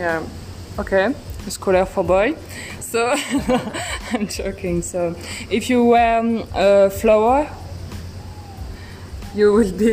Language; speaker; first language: English; non-native, learner; French